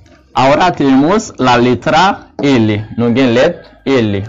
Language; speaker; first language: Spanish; non-native, learner; Haitian Creole